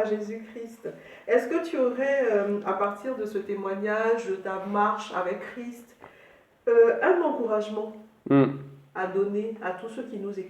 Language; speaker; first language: French; native; French